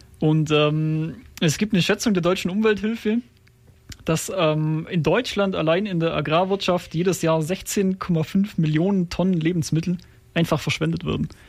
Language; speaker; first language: German; native; German